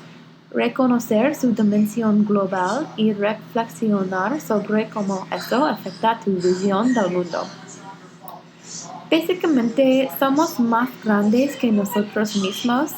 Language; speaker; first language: Spanish; non-native, learner; English